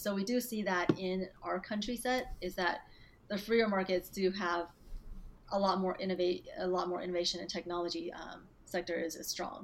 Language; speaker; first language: English; native; English